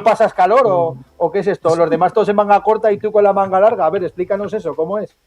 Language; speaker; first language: Spanish; native; Spanish